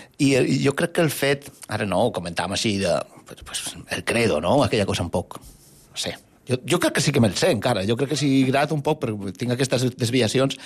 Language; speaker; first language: Catalan; native; Catalan